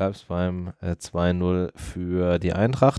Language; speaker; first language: German; native; German